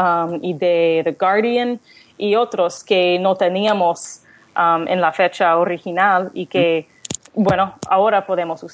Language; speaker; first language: Spanish; non-native, learner; English